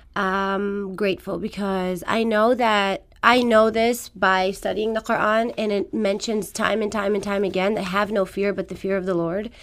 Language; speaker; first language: English; non-native, fluent; Persian